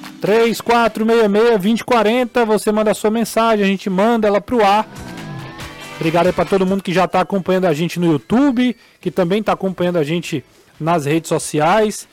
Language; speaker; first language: Portuguese; native; Portuguese